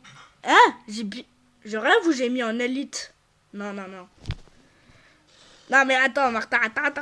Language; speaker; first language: French; native; French